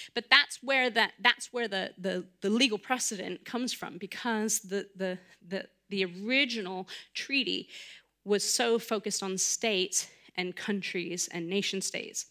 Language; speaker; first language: English; native; English